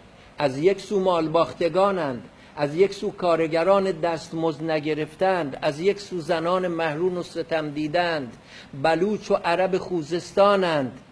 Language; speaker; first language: Persian; non-native, local second language; Kurdish